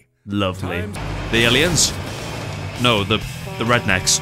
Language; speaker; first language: English; native; English